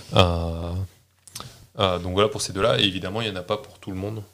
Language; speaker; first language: French; native; French